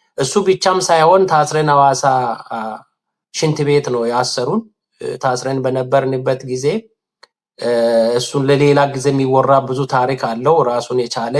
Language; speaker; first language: Amharic; non-native, local second language; Sidamo